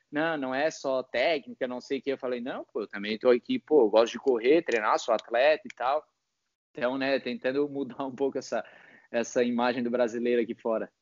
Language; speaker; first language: Portuguese; native; Portuguese